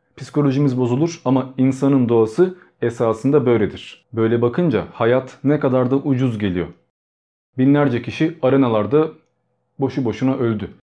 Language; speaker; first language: Turkish; early bilingual, other home language; Albanian